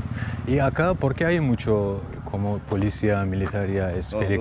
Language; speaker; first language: Spanish; non-native, learner; Turkish